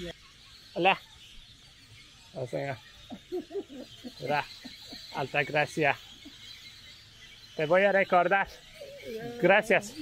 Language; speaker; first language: Spanish; non-native, learner; Turkish